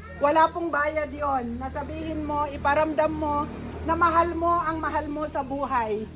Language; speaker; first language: Filipino; non-native, local second language; Iloko